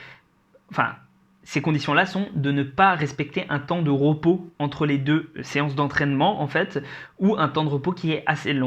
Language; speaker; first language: French; native; French